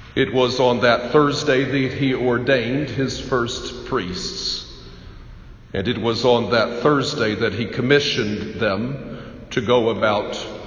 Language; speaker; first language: English; native; English